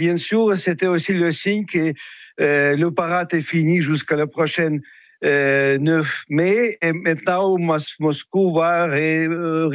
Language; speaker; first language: French; non-native, fluent; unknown